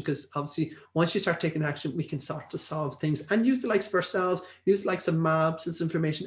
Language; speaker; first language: English; native; English